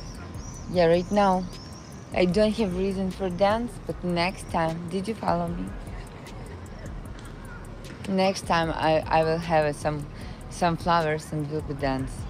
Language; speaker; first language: English; non-native, learner; Russian